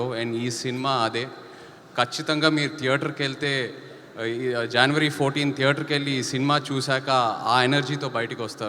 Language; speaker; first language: Telugu; native; Telugu